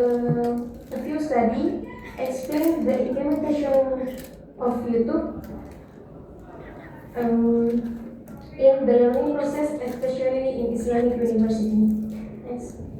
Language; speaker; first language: English; non-native, fluent; Indonesian